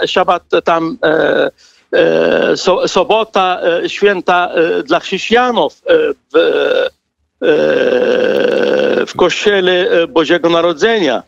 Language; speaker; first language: Polish; non-native, fluent; Arabic